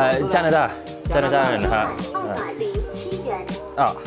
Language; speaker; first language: Chinese; early bilingual, heritage; Cantonese